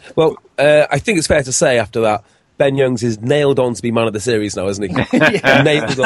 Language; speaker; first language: English; native; English